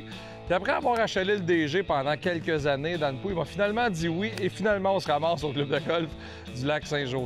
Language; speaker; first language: French; native; French